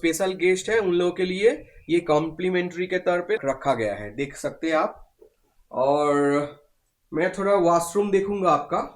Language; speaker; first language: Hindi; non-native, local second language; Bangla